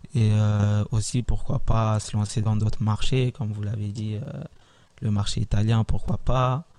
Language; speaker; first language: French; early bilingual, other home language; Italian